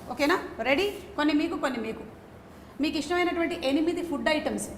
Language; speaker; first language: Telugu; native; Telugu